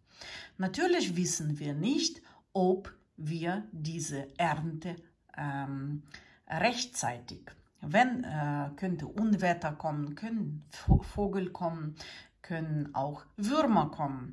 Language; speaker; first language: German; non-native, learner; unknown